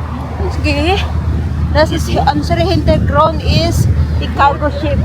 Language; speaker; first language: German; non-native, learner; Filipino